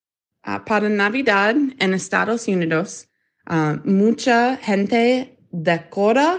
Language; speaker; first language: Spanish; non-native, learner; English